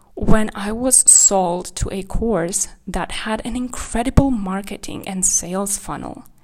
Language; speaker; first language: English; non-native, fluent; Kazakh